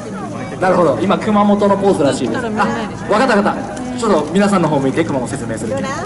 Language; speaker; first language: Japanese; native; Japanese